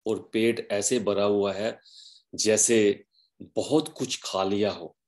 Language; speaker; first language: Hindi; non-native, local second language; Punjabi